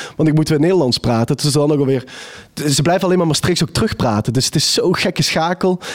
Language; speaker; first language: Dutch; native; Dutch